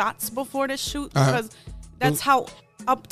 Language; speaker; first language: English; non-native, fluent; Polish